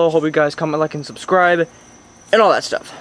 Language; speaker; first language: English; native; English